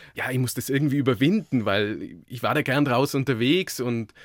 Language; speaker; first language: German; native; German